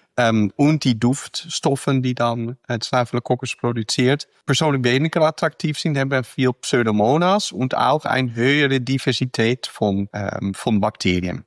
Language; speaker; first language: German; non-native, fluent; Dutch